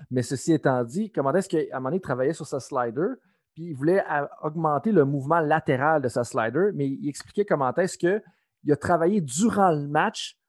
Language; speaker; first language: French; native; French